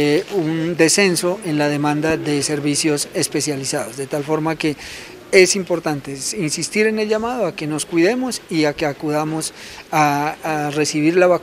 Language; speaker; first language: Spanish; native; Spanish